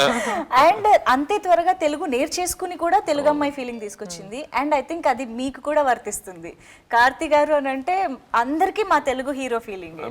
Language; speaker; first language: Telugu; native; Telugu